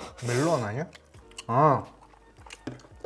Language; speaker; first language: Korean; non-native, learner; Russian